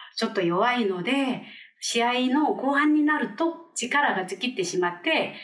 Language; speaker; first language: Japanese; non-native, fluent; Korean